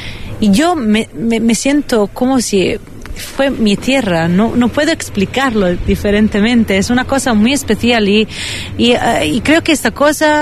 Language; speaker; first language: Spanish; non-native, fluent; Italian